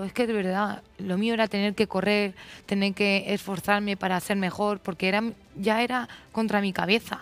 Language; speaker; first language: Spanish; native; Spanish